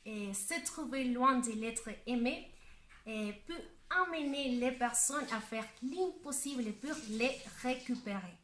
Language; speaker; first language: French; non-native, learner; Spanish